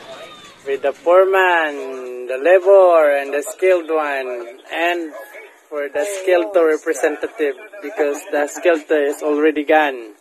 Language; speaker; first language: English; non-native, local second language; Cebuano